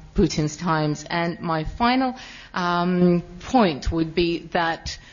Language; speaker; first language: English; non-native, fluent; Russian